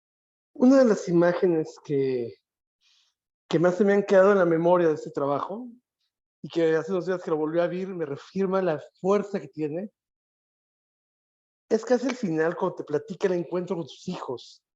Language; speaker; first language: Spanish; native; Spanish